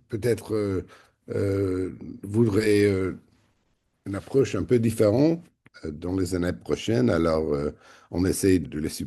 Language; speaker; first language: French; non-native, fluent; English